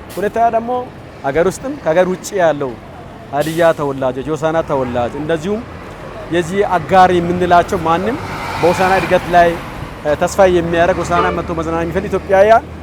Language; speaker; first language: Amharic; non-native, local second language; Hadiyya